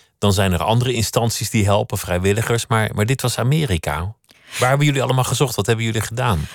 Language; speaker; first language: Dutch; native; Dutch